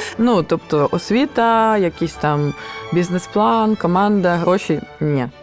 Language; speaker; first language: Ukrainian; non-native, local second language; Russian